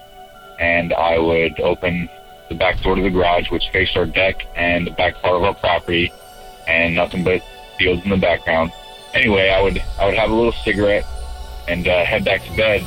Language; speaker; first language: English; native; English